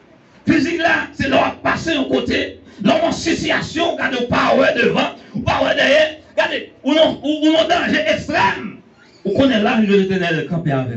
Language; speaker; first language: French; non-native, learner; Haitian Creole